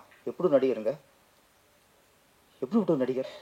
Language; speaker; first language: Tamil; native; Tamil